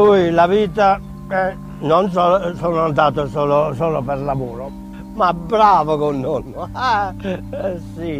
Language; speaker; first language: Italian; non-native, learner; Swiss German